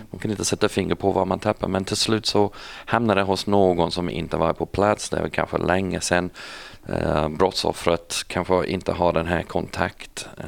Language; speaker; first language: Swedish; non-native, fluent; English